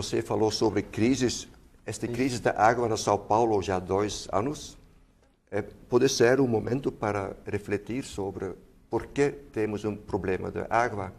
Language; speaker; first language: Portuguese; non-native, fluent; Dutch